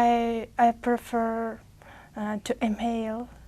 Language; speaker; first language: English; non-native, learner; Uzbek